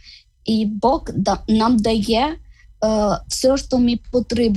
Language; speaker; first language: Ukrainian; non-native, learner; Malayalam